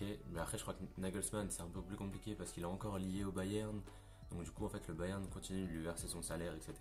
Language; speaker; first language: French; native; French